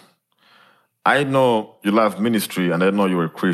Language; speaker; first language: English; non-native, local second language; Kinyarwanda